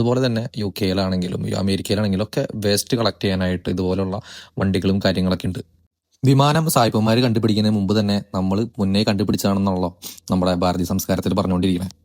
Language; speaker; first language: Malayalam; native; Malayalam